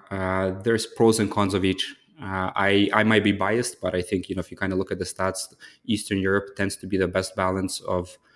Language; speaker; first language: English; early bilingual, other home language; Ukrainian